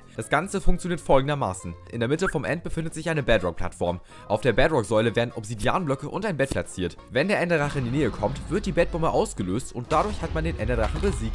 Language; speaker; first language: German; native; German